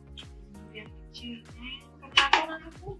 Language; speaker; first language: Indonesian; non-native, learner; Russian